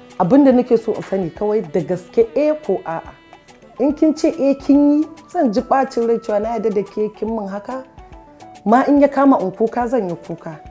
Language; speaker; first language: Hausa; non-native, local second language; Yoruba